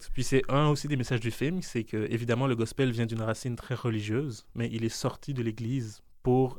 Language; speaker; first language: French; native; French